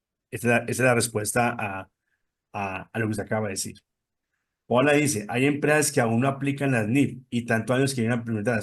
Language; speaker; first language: Spanish; native; Spanish